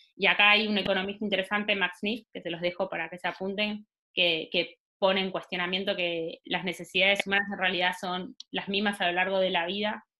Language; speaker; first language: Spanish; native; Spanish